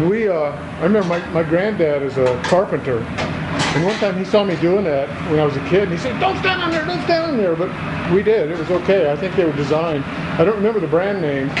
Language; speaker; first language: English; native; English